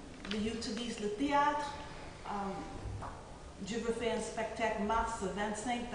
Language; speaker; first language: French; non-native, fluent; English